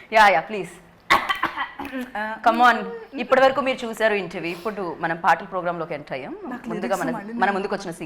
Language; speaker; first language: Telugu; native; Telugu